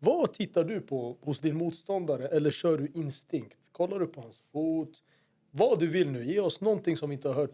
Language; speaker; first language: Swedish; native; Swedish